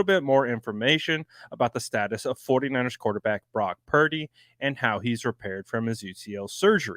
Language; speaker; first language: English; native; English